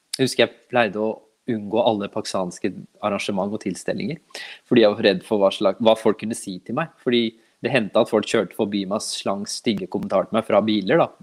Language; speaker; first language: Norwegian; early bilingual, other home language; Urdu